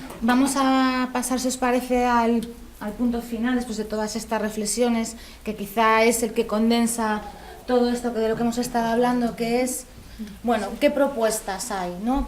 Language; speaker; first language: Spanish; native; Spanish